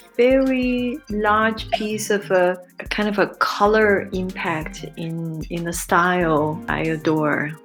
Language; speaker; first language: English; non-native, fluent; Chinese